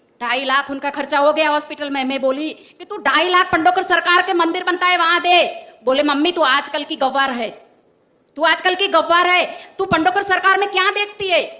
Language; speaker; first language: Hindi; non-native, local second language; Gujarati